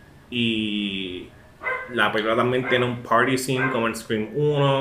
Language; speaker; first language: Spanish; early bilingual, heritage; Spanish